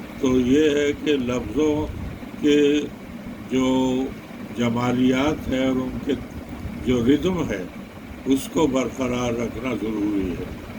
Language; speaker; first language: Urdu; native; Urdu